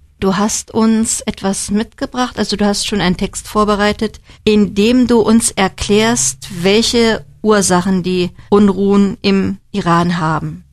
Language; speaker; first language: German; native; German